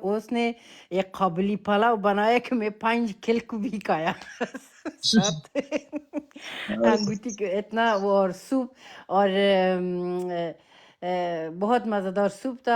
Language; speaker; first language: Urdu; non-native, fluent; Persian